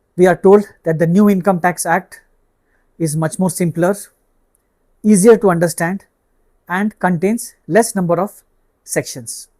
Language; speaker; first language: English; non-native, local second language; Kannada